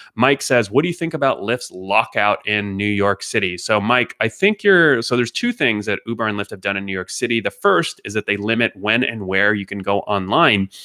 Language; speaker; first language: English; native; English